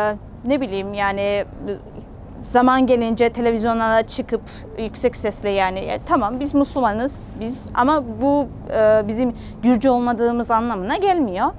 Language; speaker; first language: Turkish; non-native, fluent; Georgian